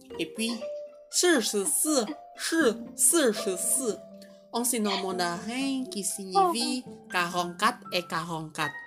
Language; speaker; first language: French; non-native, fluent; Indonesian